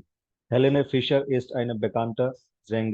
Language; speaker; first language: German; non-native, fluent; Hindi